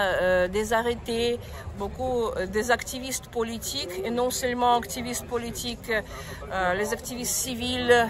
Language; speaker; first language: French; non-native, fluent; Russian